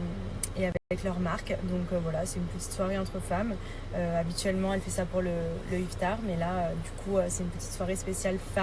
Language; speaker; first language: French; native; French